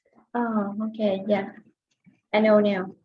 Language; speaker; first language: English; non-native, fluent; Vietnamese